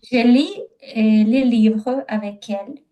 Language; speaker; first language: French; non-native, learner; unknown